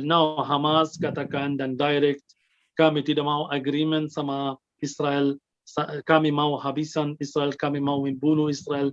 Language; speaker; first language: Indonesian; non-native, fluent; Arabic